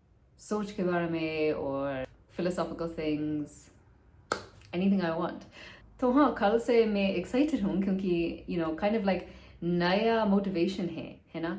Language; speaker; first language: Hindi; non-native, learner; English